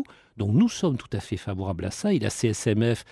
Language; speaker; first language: French; native; French